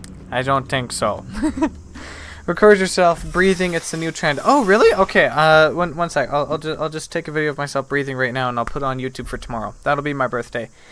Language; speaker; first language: English; native; English